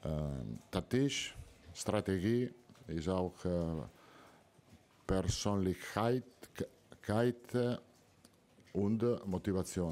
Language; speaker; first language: German; non-native, fluent; Italian